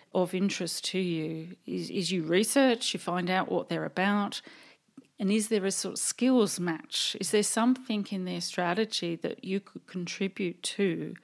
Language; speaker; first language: English; native; English